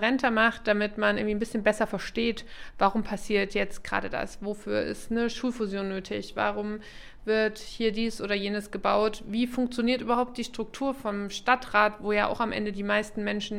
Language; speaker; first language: German; native; German